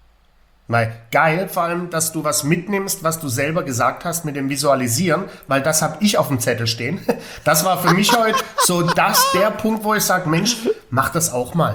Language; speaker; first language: German; native; German